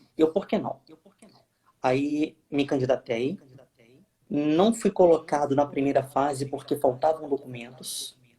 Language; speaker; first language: Portuguese; native; Portuguese